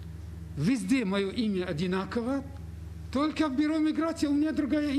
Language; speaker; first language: Russian; non-native, fluent; Arabic